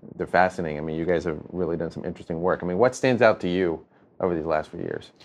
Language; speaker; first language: English; native; English